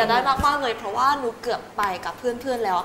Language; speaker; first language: Thai; non-native, fluent; Korean